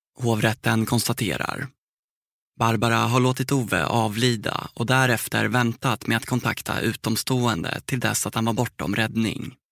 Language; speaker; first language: Swedish; native; Swedish